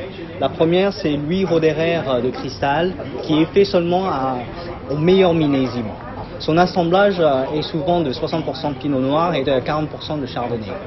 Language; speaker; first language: French; non-native, fluent; Cantonese